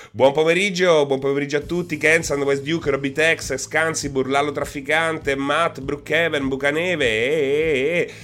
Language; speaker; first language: Italian; native; Italian